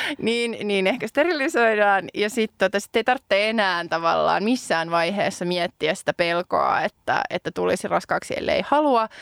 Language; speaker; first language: Finnish; non-native, local second language; Swedish